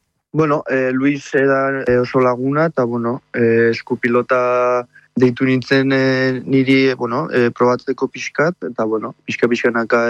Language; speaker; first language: Basque; non-native, local second language; Spanish